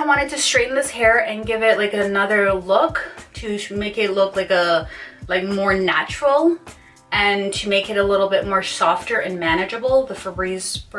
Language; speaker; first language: English; native; English